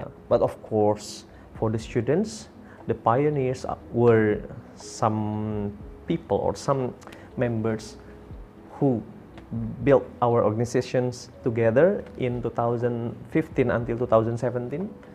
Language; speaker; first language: English; non-native, fluent; Indonesian